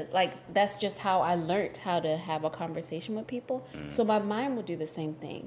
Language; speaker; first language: English; early bilingual, other home language; Shona